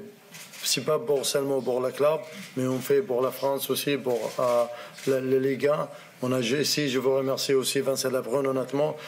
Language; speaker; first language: French; non-native, learner; Arabic